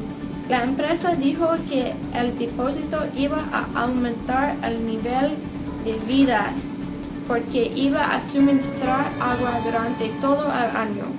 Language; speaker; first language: Spanish; non-native, learner; English